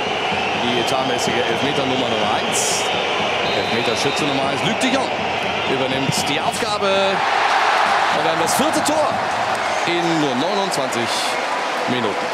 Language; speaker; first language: German; native; German